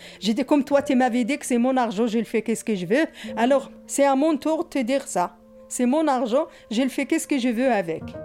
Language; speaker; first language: French; non-native, fluent; Arabic